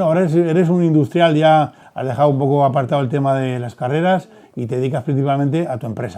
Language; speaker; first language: Spanish; native; Spanish